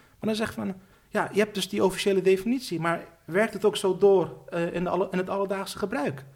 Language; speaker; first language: Dutch; early bilingual, other home language; Turkish